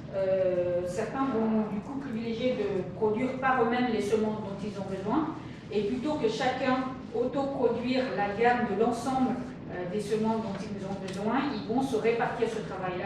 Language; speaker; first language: French; native; French